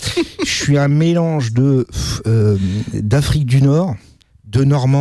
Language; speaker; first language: French; native; French